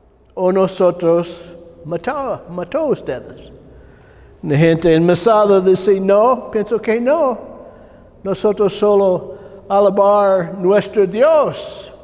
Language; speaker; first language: Spanish; non-native, learner; English